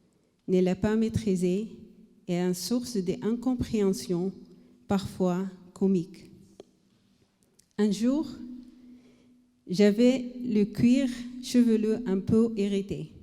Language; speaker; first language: French; non-native, learner; Arabic